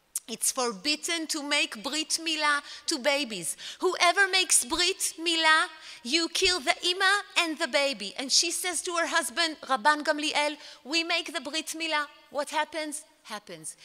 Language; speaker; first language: English; non-native, fluent; Hebrew